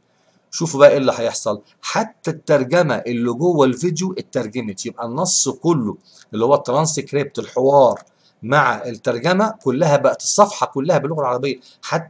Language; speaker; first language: Arabic; native; Arabic